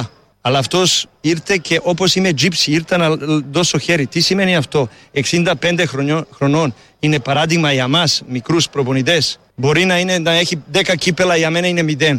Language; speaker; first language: Greek; non-native, learner; Serbian